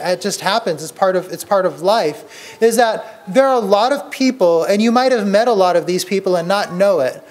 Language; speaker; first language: English; native; English